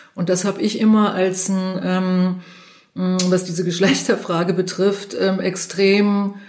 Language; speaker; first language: German; native; German